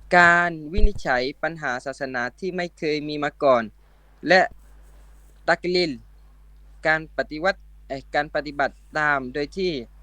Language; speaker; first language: Thai; non-native, local second language; Pattani Malay